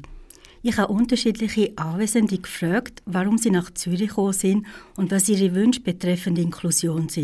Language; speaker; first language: German; native; German